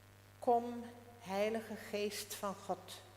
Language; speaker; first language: Dutch; non-native, local second language; Western Frisian